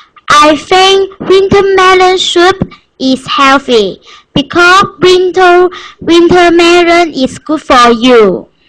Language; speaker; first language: English; non-native, learner; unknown